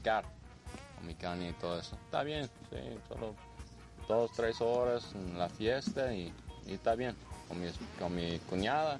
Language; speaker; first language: Spanish; non-native, learner; English